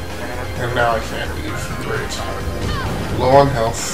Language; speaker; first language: English; native; English